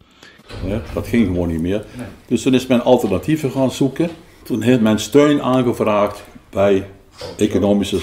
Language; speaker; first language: Dutch; native; Dutch